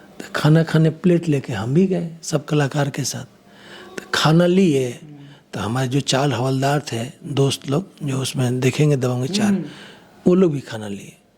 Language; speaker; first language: Hindi; non-native, local second language; Bhojpuri